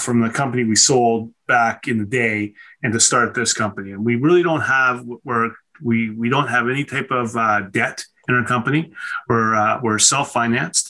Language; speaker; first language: English; native; English